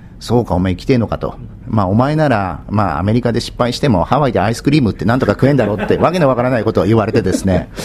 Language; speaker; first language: Japanese; native; Japanese